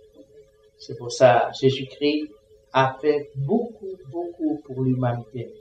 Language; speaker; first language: French; non-native, learner; Vietnamese